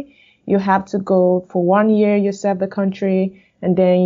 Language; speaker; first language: English; non-native, local second language; Igbo